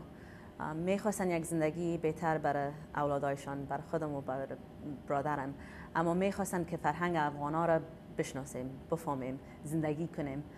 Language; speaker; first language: Persian; early bilingual, heritage; Persian